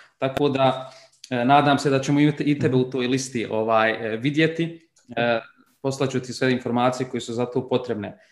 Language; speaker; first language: Croatian; early bilingual, heritage; Bosnian